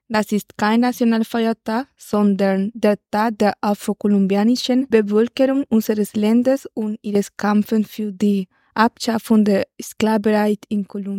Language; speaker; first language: German; non-native, learner; Spanish